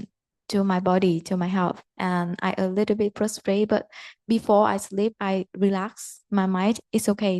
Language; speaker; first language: English; non-native, learner; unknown